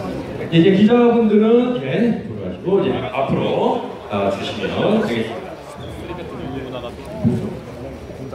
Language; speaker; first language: Korean; native; Korean